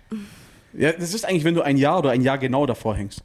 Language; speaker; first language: German; native; German